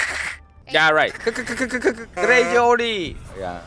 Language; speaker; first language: English; non-native, learner; Korean